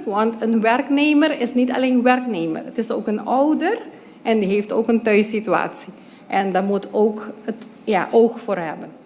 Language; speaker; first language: Dutch; non-native, local second language; Papiamento